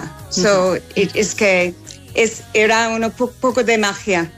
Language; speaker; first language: Spanish; non-native, learner; English